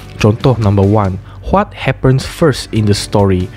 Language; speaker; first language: English; non-native, local second language; Malay